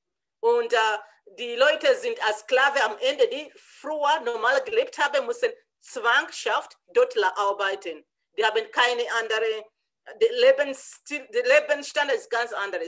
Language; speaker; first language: German; non-native, learner; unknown